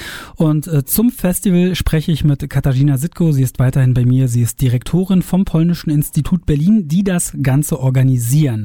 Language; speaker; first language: German; native; German